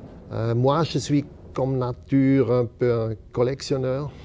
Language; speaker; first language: French; non-native, local second language; German